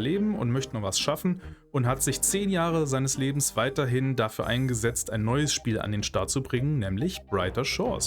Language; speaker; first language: German; native; German